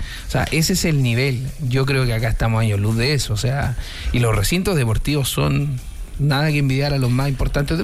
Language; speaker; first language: Spanish; native; Spanish